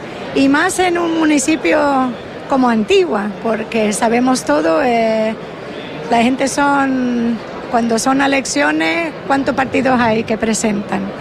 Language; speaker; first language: Spanish; non-native, fluent; English